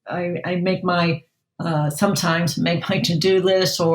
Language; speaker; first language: English; native; English